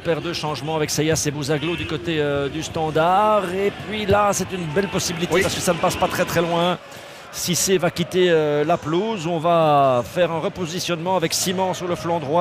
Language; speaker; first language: French; native; French